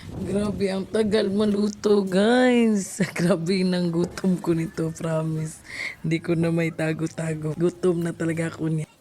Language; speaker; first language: Filipino; non-native, local second language; Cebuano